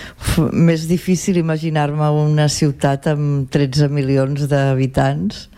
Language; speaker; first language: Portuguese; non-native, learner; Catalan